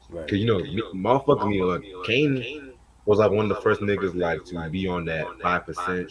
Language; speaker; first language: English; native; English